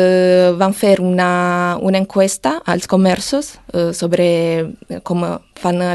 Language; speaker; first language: Catalan; non-native, learner; Italian